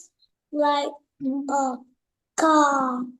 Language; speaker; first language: English; non-native, learner; Vietnamese